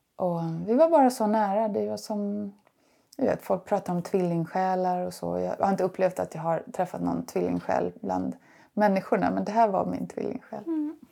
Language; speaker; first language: Swedish; native; Swedish